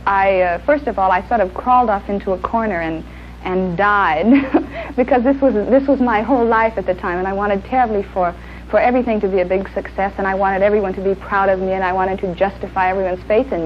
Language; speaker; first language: English; native; English